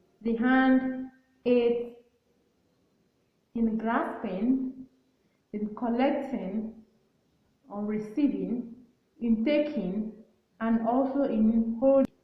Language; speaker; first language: English; non-native, local second language; Igbo